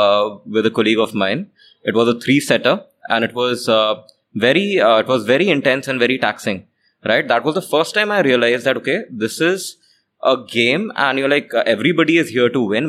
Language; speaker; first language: English; non-native, local second language; Hindi